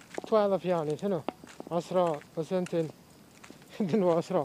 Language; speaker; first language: Arabic; non-native, learner; Indonesian